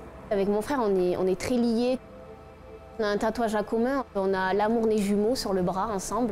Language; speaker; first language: French; native; French